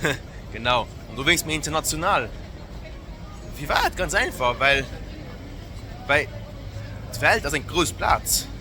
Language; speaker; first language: German; non-native, local second language; Luxembourgish